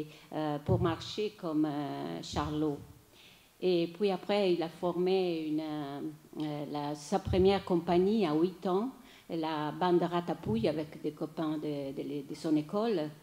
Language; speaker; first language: French; non-native, fluent; Italian